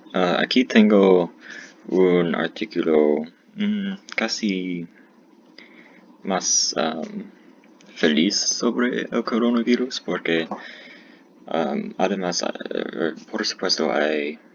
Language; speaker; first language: Spanish; non-native, learner; English